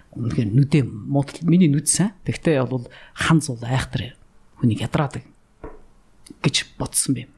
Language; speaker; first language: Mongolian; native; Mongolian